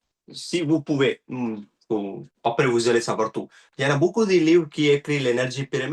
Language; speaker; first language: French; non-native, learner; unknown